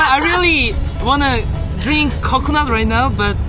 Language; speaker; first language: English; non-native, learner; Korean